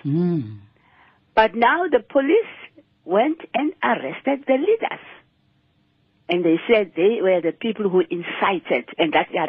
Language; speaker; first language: English; non-native, local second language; Xhosa